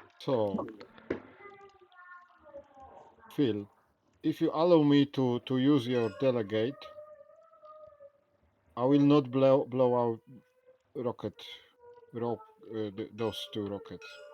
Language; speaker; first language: English; non-native, learner; Polish